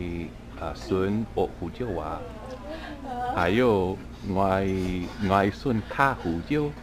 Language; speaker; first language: Chinese; non-native, fluent; English